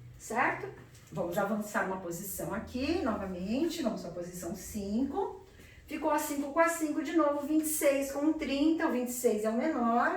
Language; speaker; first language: Portuguese; native; Portuguese